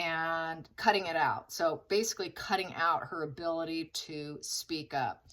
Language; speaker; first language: English; native; English